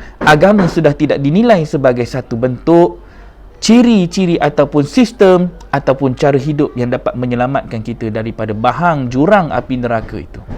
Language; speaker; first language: Malay; native; Malay